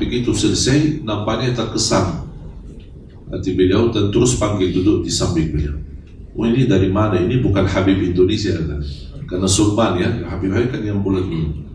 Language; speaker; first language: Indonesian; non-native, fluent; Arabic